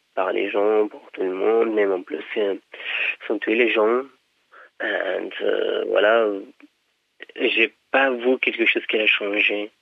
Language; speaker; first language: French; non-native, fluent; Persian